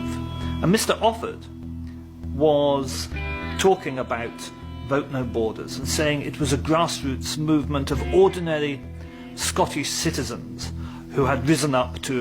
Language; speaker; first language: English; native; English